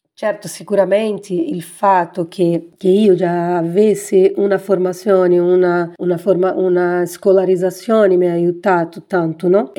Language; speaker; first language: Italian; non-native, fluent; Portuguese